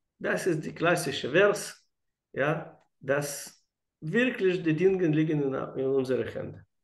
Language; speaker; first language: German; non-native, fluent; Russian